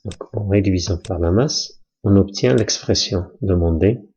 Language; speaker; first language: French; non-native, local second language; Arabic